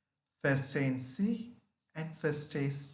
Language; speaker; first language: German; non-native, learner; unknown